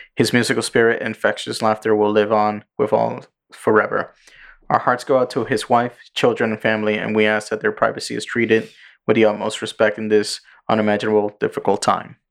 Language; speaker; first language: English; early bilingual, other home language; Spanish